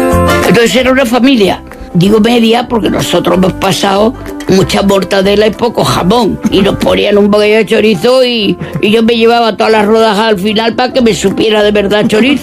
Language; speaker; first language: Spanish; native; Spanish